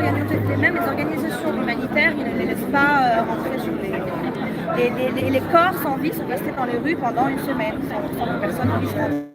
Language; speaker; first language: French; native; French